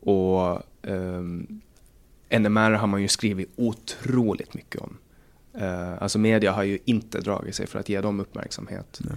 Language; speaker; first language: Swedish; native; Swedish